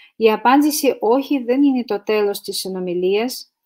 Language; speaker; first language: Greek; non-native, fluent; Russian